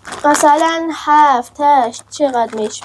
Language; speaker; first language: Persian; native; Persian